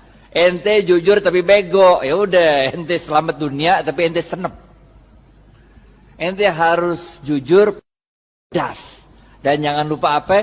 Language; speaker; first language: Indonesian; native; Indonesian